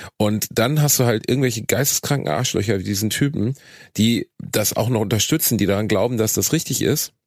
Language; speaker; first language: German; native; German